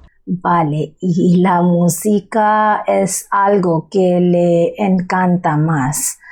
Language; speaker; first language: Spanish; non-native, learner; Bangla